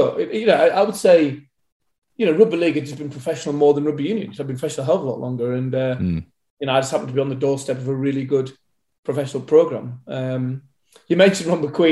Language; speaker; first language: English; native; English